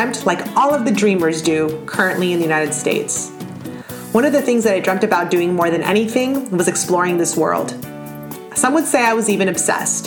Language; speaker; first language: English; native; English